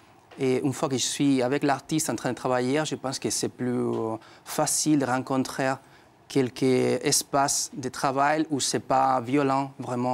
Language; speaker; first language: French; non-native, fluent; Spanish